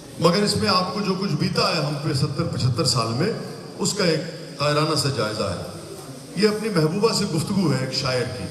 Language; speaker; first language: Urdu; non-native, local second language; Punjabi